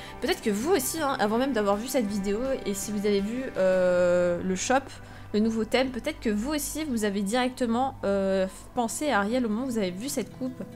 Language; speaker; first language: French; native; French